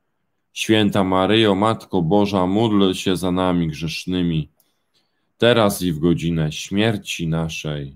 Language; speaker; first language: Polish; native; Polish